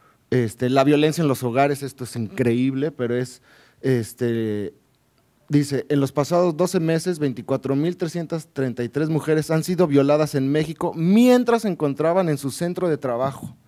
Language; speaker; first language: Spanish; native; Spanish